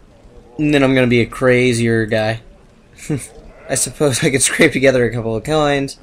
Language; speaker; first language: English; native; English